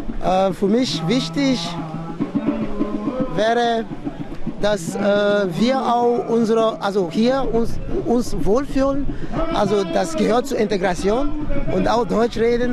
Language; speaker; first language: German; non-native, fluent; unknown